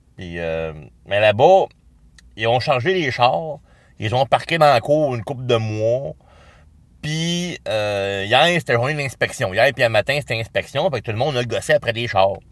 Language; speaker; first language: French; native; French